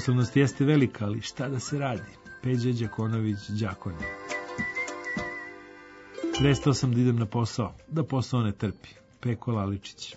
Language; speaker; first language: Croatian; native; Croatian